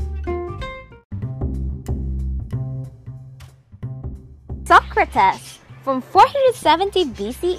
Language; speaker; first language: English; non-native, local second language; Cebuano